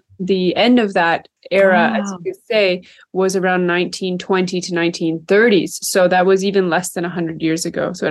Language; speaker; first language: English; native; English